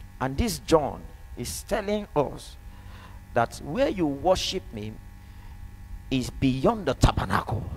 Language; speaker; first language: English; non-native, local second language; Yoruba